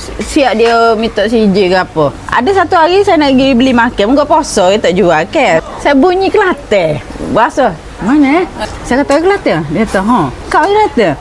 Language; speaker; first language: Malay; native; Malay